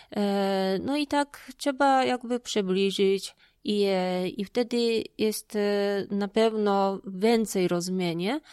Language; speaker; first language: Polish; non-native, fluent; Japanese